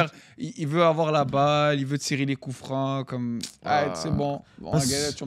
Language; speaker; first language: French; native; French